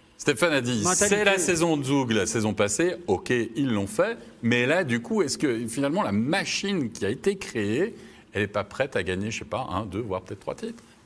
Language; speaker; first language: French; native; French